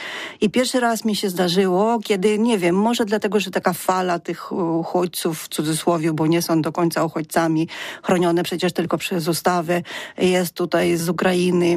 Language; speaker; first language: Polish; non-native, fluent; Ukrainian